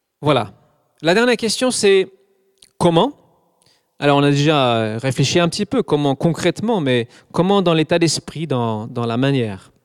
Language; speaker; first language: French; non-native, fluent; English